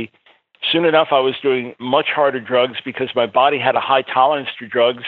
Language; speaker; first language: English; native; English